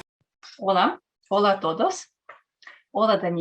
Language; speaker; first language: Spanish; non-native, learner; Russian